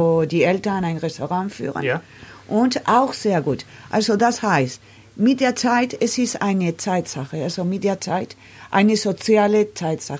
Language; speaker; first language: German; non-native, learner; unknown